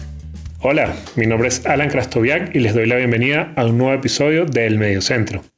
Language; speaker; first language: Spanish; native; Spanish